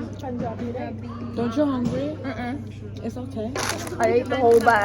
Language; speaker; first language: English; non-native, learner; Korean